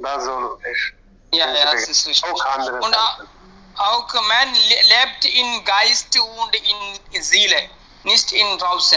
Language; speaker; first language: German; non-native, learner; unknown